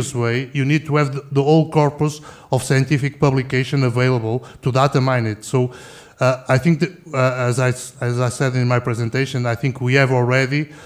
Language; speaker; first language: English; non-native, fluent; Portuguese